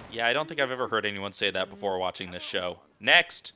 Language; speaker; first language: English; native; English